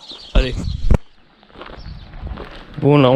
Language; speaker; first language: French; native; French